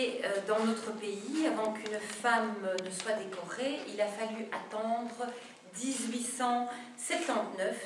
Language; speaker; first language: French; native; French